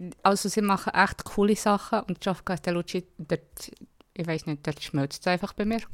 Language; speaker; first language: German; native; German